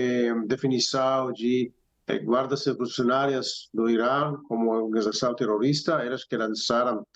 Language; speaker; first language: Portuguese; non-native, fluent; Hebrew